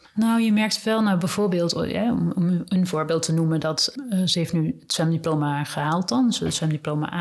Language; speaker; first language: Dutch; native; Dutch